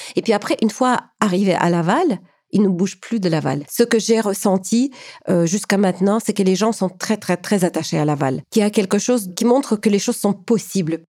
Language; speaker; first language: French; non-native, fluent; Ukrainian